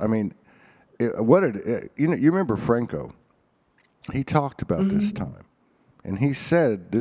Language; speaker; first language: English; native; English